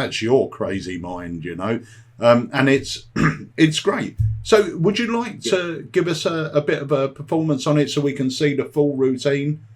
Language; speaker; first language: English; native; English